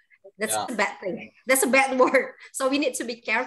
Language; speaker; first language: English; non-native, fluent; Indonesian